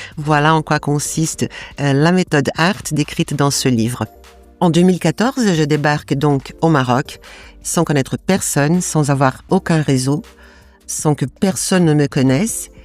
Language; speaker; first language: French; non-native, fluent; Portuguese